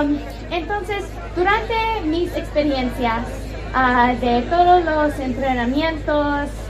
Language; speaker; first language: Spanish; non-native, learner; English